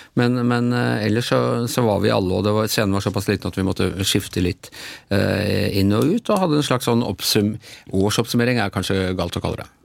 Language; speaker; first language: Norwegian; native; Norwegian